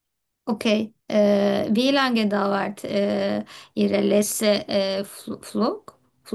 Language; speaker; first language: German; non-native, fluent; Turkish